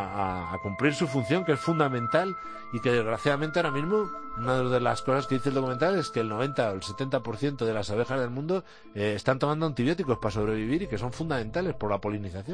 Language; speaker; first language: Spanish; native; Spanish